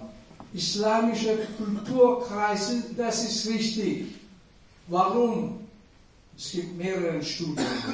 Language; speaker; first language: German; non-native, fluent; Indonesian